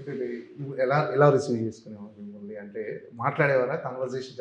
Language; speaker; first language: Telugu; native; Telugu